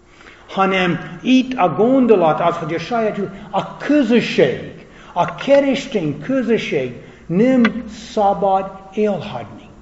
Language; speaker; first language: Hungarian; non-native, fluent; English